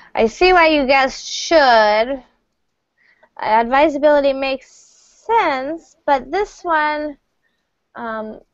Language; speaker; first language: English; native; English